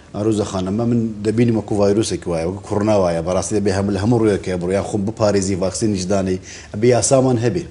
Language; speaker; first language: Central Kurdish; non-native, local second language; Kurdish